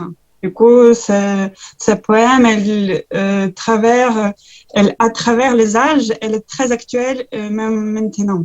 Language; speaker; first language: French; non-native, learner; Ukrainian